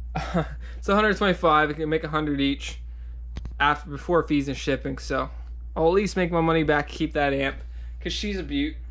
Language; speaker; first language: English; native; English